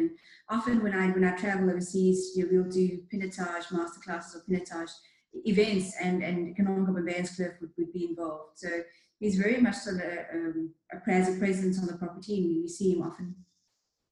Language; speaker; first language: English; native; English